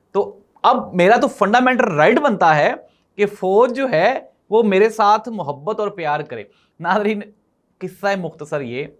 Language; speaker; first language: Urdu; native; Urdu